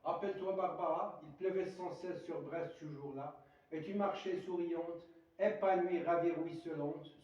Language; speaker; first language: French; non-native, local second language; Arabic